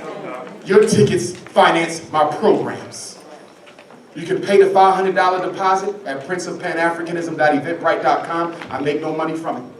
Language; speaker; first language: English; native; English